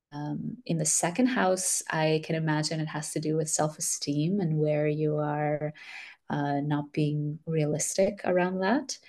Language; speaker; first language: English; early bilingual, other home language; Macedonian